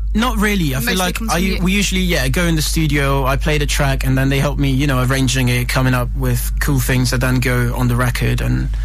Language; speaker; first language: English; non-native, fluent; Italian